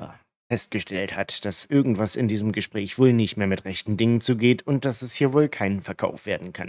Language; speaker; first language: German; native; German